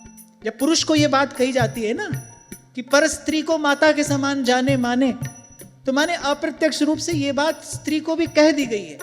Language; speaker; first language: Hindi; native; Hindi